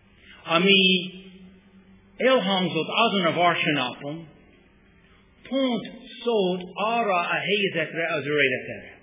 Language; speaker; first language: Hungarian; non-native, fluent; English